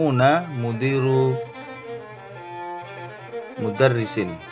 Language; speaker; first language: Arabic; non-native, fluent; Indonesian